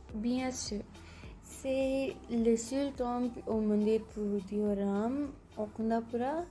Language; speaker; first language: French; non-native, fluent; Konkani